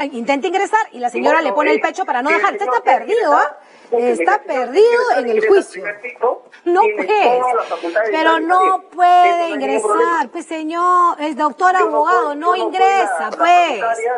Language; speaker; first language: Spanish; native; Spanish